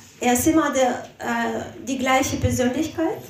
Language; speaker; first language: German; non-native, learner; Russian